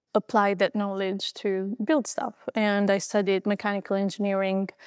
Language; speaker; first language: English; non-native, fluent; Albanian